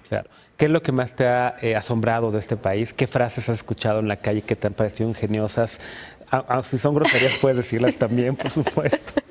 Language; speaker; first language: Spanish; native; Spanish